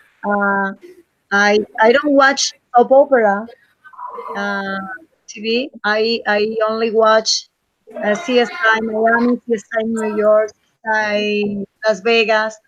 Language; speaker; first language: English; non-native, learner; Spanish